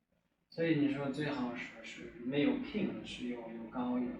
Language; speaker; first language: Chinese; non-native, learner; French